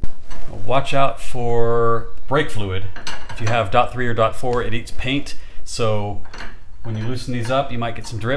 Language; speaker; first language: English; native; English